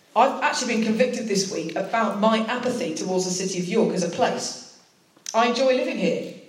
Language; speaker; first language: English; native; English